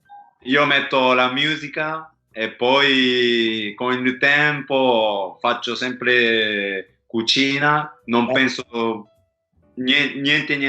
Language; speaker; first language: Italian; non-native, learner; Japanese